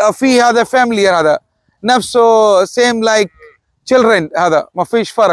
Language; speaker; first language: Arabic; non-native, learner; Urdu